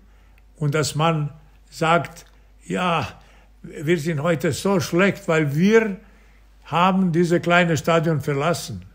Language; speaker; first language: German; non-native, fluent; Serbian